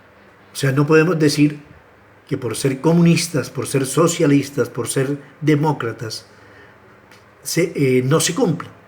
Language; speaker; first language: Spanish; native; Spanish